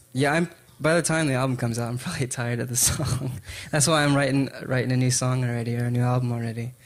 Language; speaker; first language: English; native; English